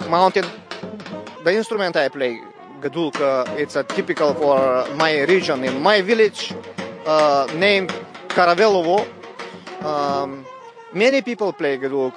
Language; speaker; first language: English; non-native, learner; Bulgarian